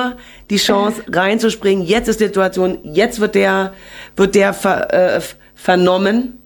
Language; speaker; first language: German; native; German